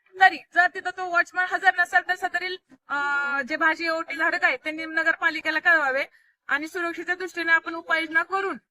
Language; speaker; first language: Marathi; native; Marathi